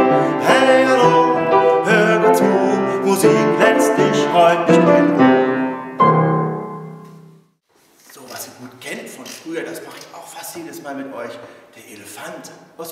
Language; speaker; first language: German; native; German